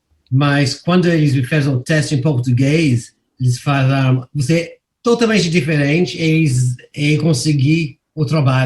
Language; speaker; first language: Portuguese; non-native, fluent; English